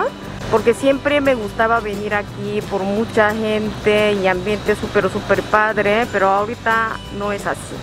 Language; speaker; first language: Spanish; non-native, learner; Korean